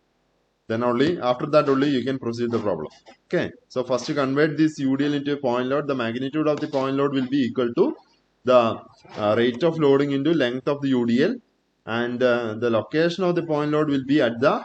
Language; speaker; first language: English; non-native, local second language; Malayalam